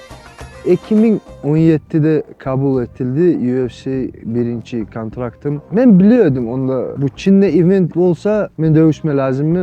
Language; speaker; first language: Turkish; non-native, learner; Kumyk